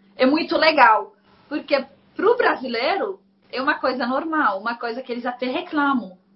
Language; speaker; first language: Portuguese; non-native, fluent; Arabic